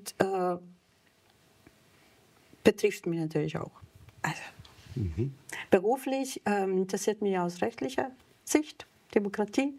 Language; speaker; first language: German; non-native, fluent; Serbian